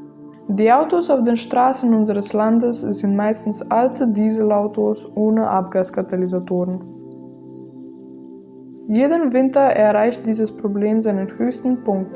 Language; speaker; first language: German; non-native, learner; Macedonian